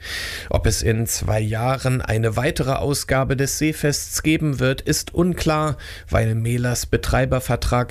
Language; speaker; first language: German; native; German